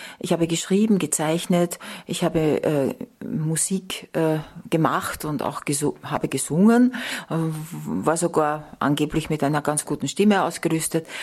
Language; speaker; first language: German; native; German